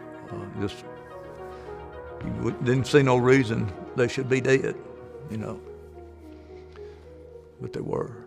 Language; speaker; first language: English; native; English